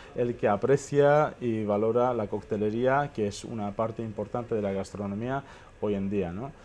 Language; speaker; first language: Spanish; non-native, fluent; Armenian